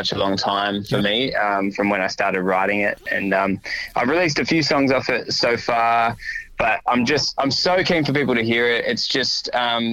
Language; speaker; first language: English; native; English